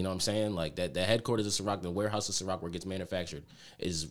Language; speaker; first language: English; native; English